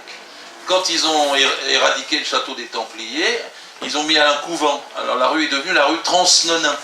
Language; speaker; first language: French; native; French